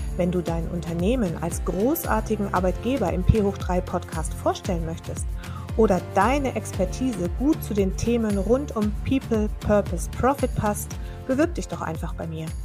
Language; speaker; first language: German; native; German